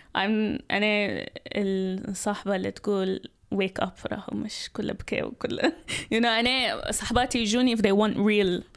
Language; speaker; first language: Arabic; early bilingual, heritage; Arabic